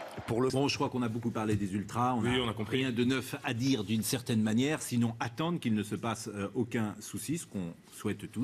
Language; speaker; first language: French; native; French